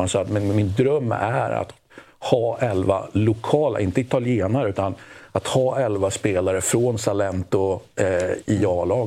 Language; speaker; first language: Swedish; native; Swedish